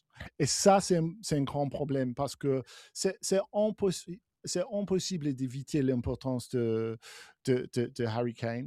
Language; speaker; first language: French; non-native, fluent; English